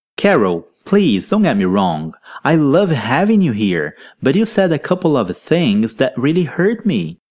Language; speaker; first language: English; non-native, fluent; Portuguese